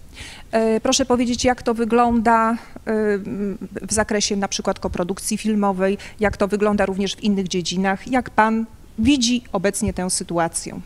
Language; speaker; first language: Polish; native; Polish